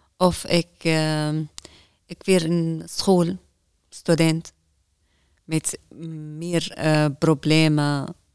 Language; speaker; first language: Dutch; non-native, learner; Arabic